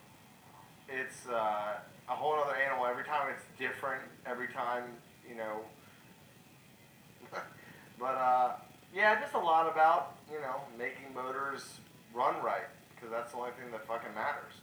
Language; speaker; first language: English; native; English